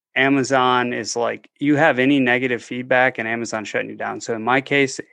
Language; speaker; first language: English; native; English